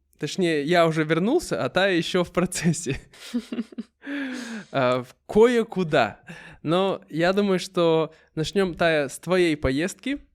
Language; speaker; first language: Russian; native; Russian